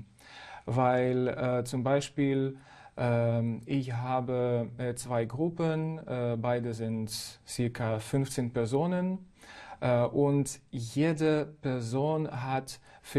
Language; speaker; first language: German; non-native, fluent; Ukrainian